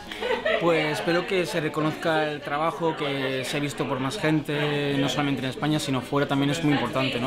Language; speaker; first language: Spanish; native; Spanish